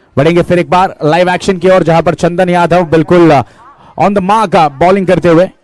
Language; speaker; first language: Hindi; non-native, local second language; Marathi